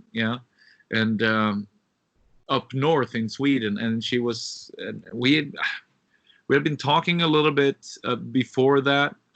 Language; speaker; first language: English; non-native, fluent; Swedish